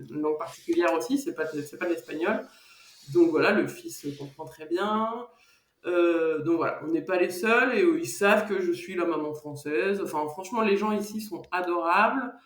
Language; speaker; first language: French; native; French